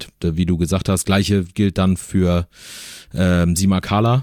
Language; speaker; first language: German; native; German